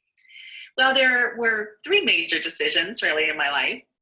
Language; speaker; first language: English; native; English